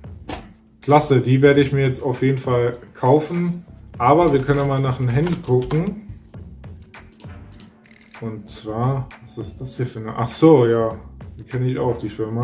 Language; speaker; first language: German; native; German